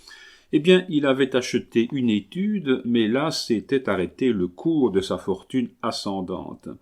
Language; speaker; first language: French; native; French